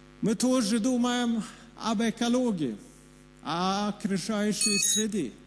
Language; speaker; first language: Russian; non-native, fluent; Swedish